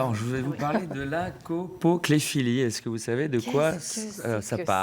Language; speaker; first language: French; native; French